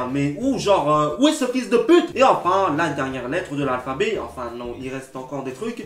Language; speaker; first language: French; native; French